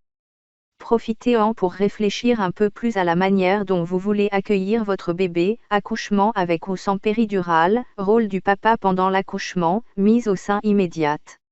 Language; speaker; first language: French; native; French